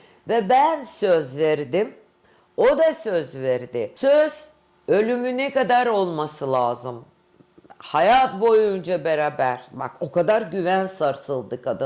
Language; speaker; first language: Turkish; non-native, fluent; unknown